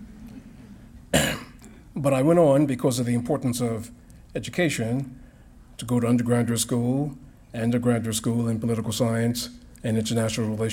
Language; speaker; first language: English; native; English